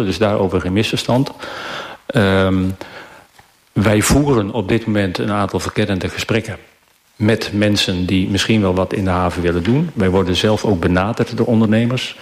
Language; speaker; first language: Dutch; native; Dutch